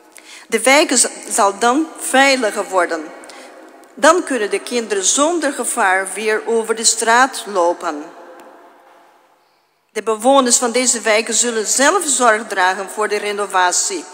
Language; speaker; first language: Dutch; non-native, fluent; Portuguese